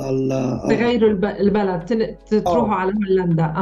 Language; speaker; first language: Arabic; native; Arabic